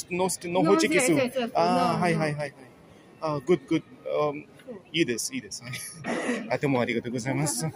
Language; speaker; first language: Japanese; non-native, learner; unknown